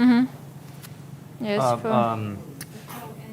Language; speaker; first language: English; non-native, learner; Ukrainian